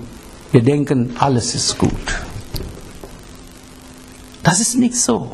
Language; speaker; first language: German; non-native, learner; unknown